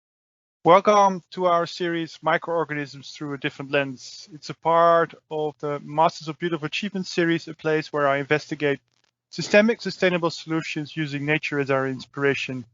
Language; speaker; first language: English; non-native, fluent; Dutch